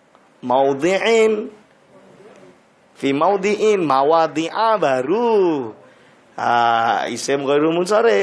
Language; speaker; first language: Arabic; non-native, fluent; Malay